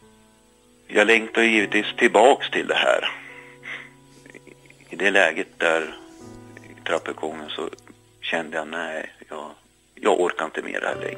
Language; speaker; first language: Swedish; native; Swedish